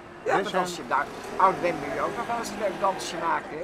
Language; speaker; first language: Dutch; non-native, fluent; Persian